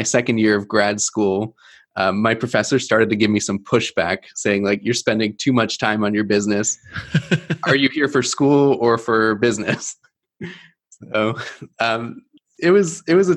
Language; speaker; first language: English; native; English